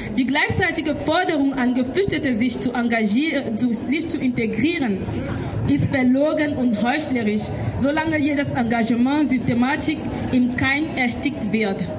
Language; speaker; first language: German; non-native, learner; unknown